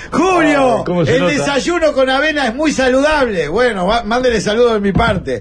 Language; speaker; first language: Spanish; native; Spanish